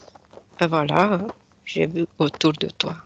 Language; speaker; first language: French; non-native, fluent; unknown